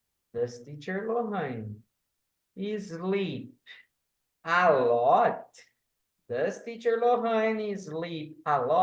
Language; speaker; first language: English; non-native, fluent; Portuguese